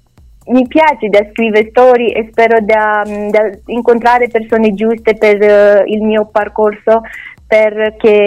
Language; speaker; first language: Italian; non-native, learner; Romanian